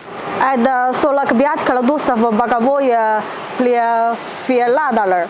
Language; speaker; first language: Russian; non-native, learner; Chinese